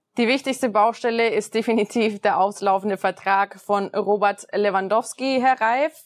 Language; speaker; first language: German; native; German